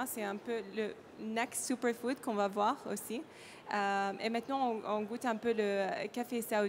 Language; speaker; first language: French; non-native, learner; Arabic